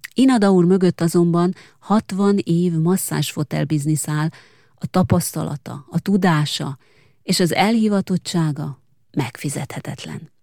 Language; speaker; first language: Hungarian; native; Hungarian